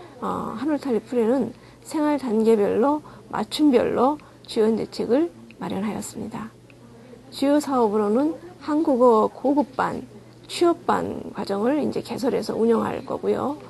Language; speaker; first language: Korean; native; Korean